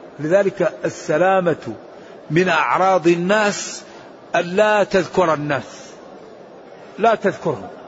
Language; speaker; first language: Arabic; native; Arabic